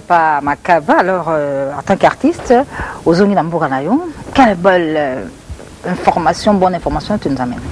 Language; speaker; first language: French; non-native, local second language; Lingala